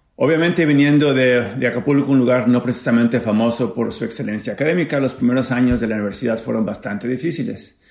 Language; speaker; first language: Spanish; native; Spanish